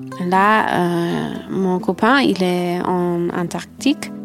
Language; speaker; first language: French; non-native, fluent; German